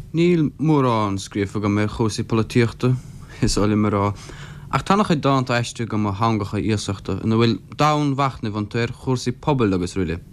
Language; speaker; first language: Irish; non-native, local second language; English